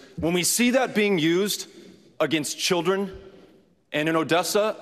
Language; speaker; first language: English; native; English